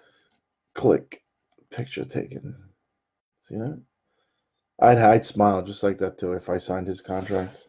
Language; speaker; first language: English; native; English